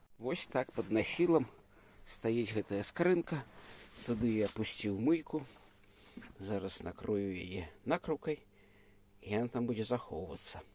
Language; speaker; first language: Belarusian; native; Belarusian